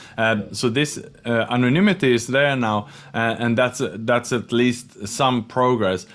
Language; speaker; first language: English; non-native, fluent; Swedish